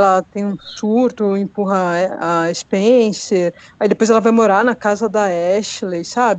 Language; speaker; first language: Portuguese; native; Portuguese